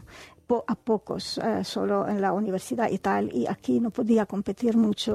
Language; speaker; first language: Spanish; non-native, fluent; Arabic